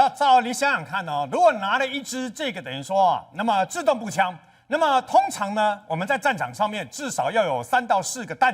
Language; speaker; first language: Chinese; native; Chinese